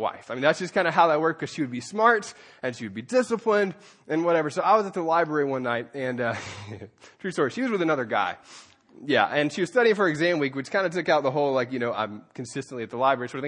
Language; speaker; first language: English; native; English